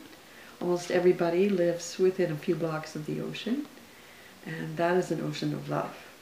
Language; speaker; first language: English; native; English